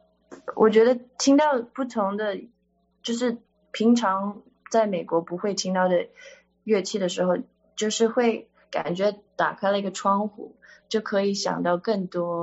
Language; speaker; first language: Chinese; early bilingual, heritage; Chinese